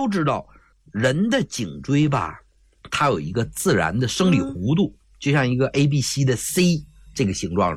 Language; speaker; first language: Chinese; native; Chinese